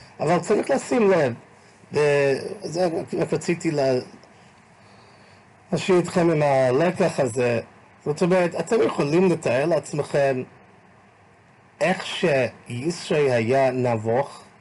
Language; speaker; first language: Hebrew; non-native, fluent; English